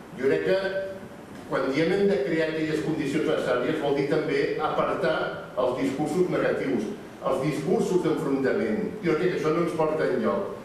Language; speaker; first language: Catalan; native; Catalan